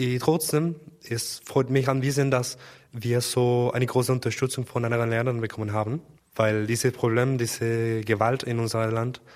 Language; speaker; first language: German; non-native, learner; Spanish